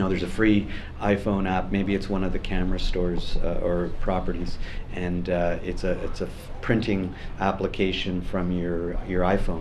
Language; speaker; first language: English; native; English